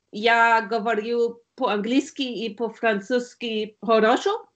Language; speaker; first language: Russian; non-native, learner; German